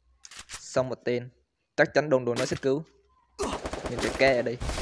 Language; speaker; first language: Vietnamese; native; Vietnamese